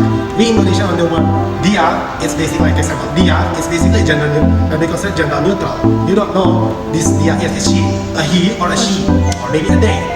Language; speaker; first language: English; non-native, fluent; Indonesian